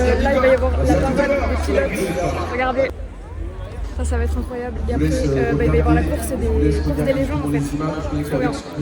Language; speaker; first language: French; native; French